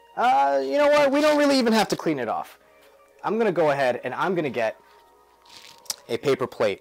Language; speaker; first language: English; native; English